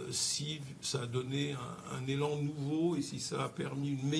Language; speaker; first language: French; native; French